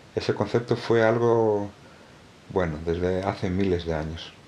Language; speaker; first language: Spanish; non-native, fluent; Greek